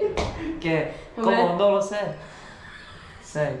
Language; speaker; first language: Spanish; non-native, learner; English